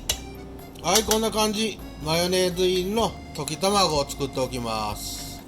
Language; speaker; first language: Japanese; native; Japanese